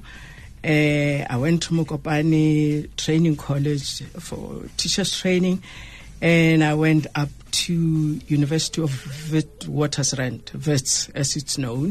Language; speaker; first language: English; non-native, local second language; Northern Sotho